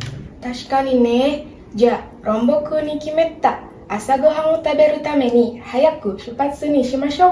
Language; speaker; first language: Japanese; non-native, learner; Indonesian